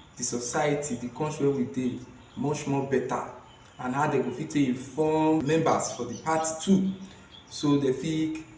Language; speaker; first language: Nigerian Pidgin; native; Nigerian Pidgin